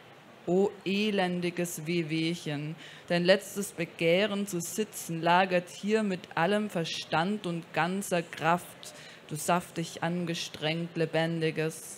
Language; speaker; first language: German; native; German